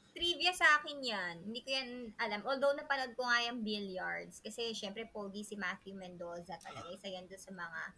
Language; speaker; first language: Filipino; native; Filipino